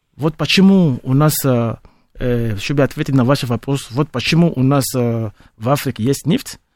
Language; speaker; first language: Russian; non-native, fluent; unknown